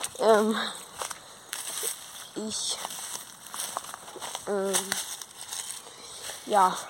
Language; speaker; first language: German; native; German